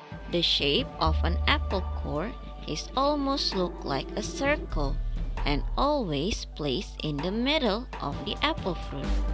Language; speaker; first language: English; non-native, fluent; Indonesian